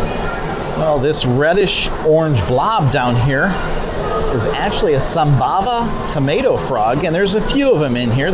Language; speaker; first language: English; native; English